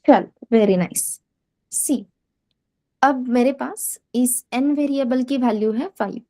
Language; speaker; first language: Hindi; non-native, local second language; Marathi